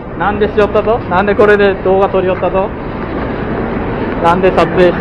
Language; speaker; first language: Japanese; native; Japanese